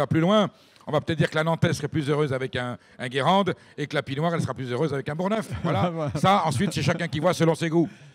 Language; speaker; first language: French; native; French